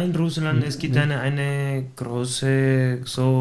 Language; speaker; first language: German; non-native, fluent; Spanish